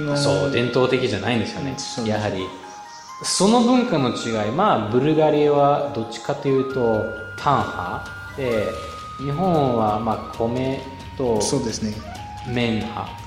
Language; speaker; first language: Japanese; non-native, fluent; Bulgarian